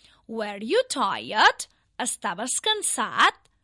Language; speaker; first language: English; non-native, fluent; Catalan